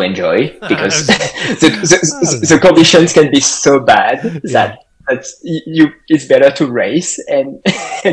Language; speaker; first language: English; non-native, fluent; French